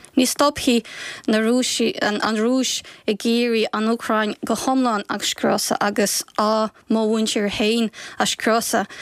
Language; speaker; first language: Irish; non-native, fluent; Ukrainian